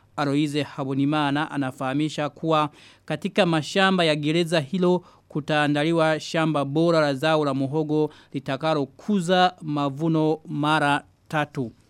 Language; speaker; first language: Swahili; non-native, local second language; Rundi